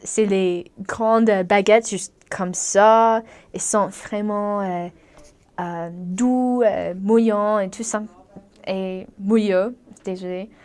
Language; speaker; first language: French; non-native, fluent; English